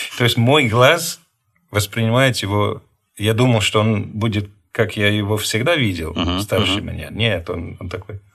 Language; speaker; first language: Russian; non-native, fluent; English